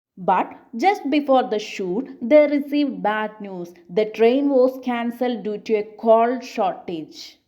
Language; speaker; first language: English; non-native, local second language; Malayalam